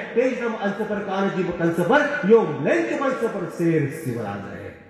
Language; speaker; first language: Hindi; non-native, local second language; Marathi